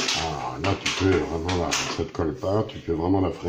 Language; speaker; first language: French; native; French